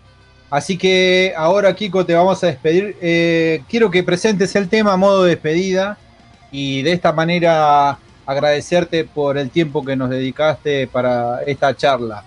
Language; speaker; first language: Spanish; native; Spanish